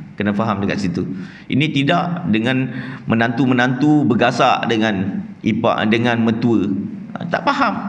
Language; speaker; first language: Malay; native; Malay